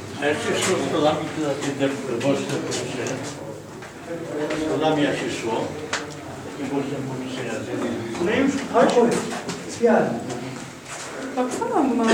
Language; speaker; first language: Polish; non-native, learner; Turkish